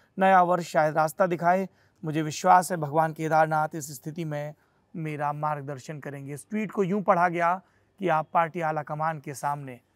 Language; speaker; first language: Hindi; native; Hindi